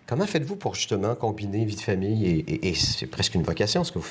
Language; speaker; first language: French; native; French